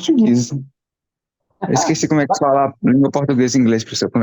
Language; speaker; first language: Portuguese; native; Portuguese